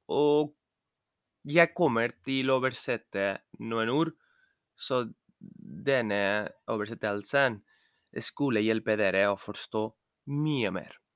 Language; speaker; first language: Norwegian; non-native, fluent; Spanish